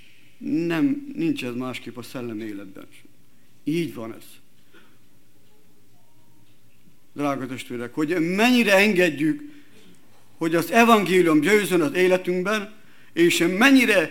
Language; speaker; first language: Hungarian; native; Hungarian